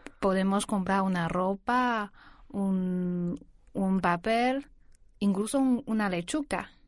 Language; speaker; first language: Spanish; non-native, learner; Chinese